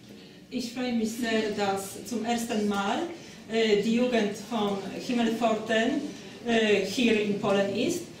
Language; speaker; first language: German; non-native, learner; Polish